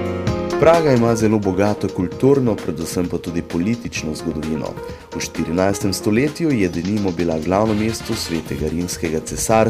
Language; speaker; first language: Slovenian; native; Slovenian